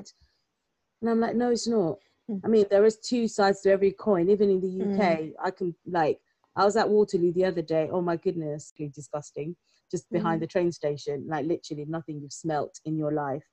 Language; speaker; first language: English; non-native, local second language; Yoruba